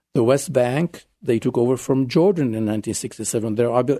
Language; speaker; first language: English; non-native, fluent; Czech